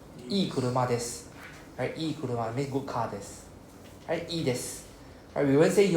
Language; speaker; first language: Japanese; non-native, fluent; English